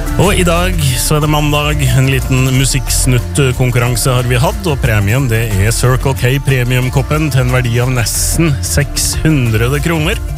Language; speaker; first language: Norwegian; native; Norwegian